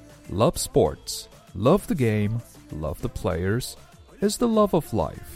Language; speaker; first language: English; non-native, fluent; Chinese